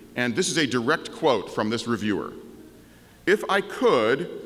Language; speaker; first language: English; native; English